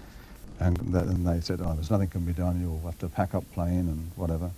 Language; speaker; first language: English; native; English